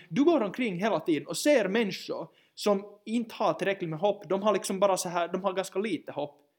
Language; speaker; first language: Swedish; native; Swedish